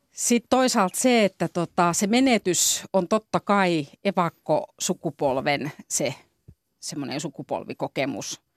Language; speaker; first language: Finnish; native; Finnish